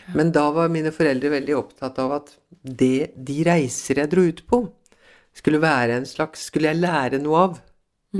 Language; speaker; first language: Norwegian; early bilingual, other home language; Swedish